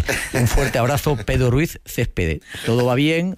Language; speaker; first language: Spanish; native; Spanish